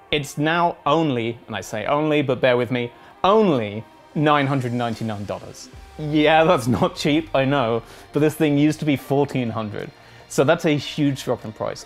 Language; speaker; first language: English; native; English